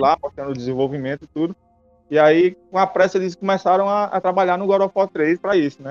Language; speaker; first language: Portuguese; native; Portuguese